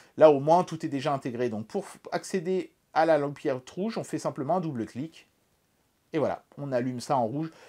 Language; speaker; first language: French; native; French